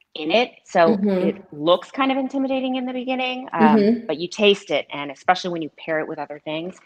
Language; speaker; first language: English; native; English